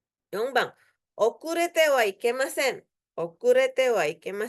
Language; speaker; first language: Japanese; non-native, fluent; Indonesian